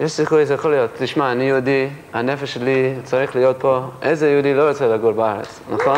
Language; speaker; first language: Hebrew; early bilingual, heritage; English